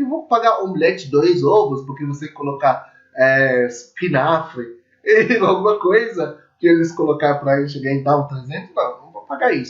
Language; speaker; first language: Portuguese; non-native, learner; English